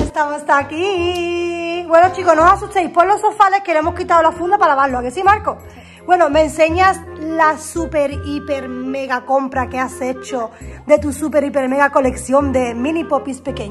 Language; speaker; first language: Spanish; native; Spanish